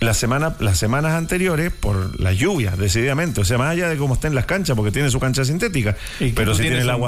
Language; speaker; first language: Spanish; native; Spanish